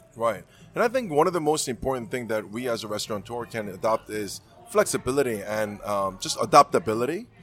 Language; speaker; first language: English; non-native, fluent; Korean